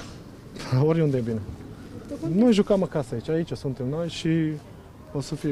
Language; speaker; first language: Romanian; non-native, fluent; Croatian